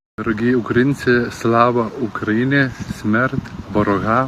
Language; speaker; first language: Ukrainian; non-native, learner; Lithuanian